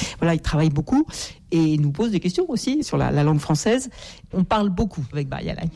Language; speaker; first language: French; native; French